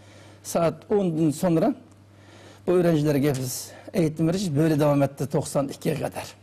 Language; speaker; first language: Turkish; non-native, learner; Uyghur